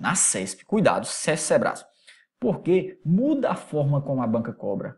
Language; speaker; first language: Portuguese; native; Portuguese